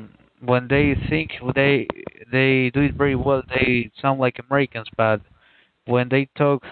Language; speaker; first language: English; non-native, fluent; Spanish